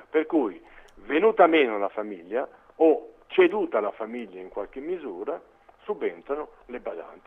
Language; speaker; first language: Italian; native; Italian